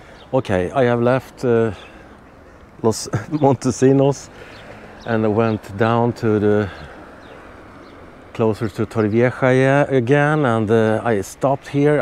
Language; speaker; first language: English; non-native, fluent; Swedish